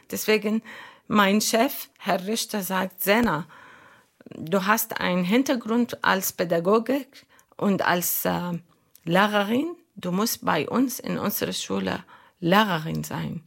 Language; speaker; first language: German; non-native, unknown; Arabic